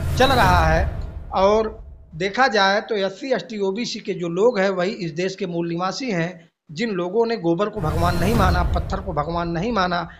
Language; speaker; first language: Hindi; native; Hindi